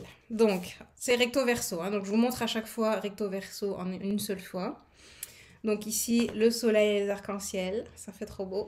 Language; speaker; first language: French; native; French